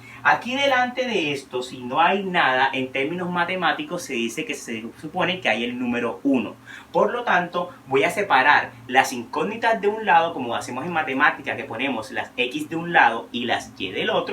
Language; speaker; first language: Spanish; native; Spanish